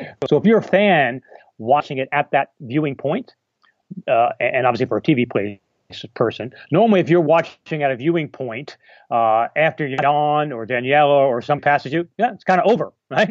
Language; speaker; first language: English; native; English